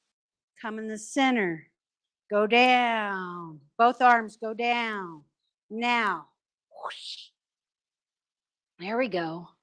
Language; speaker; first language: English; native; English